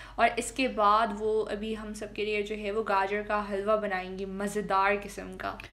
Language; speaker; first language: Urdu; native; Urdu